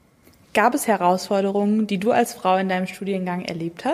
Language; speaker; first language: German; native; German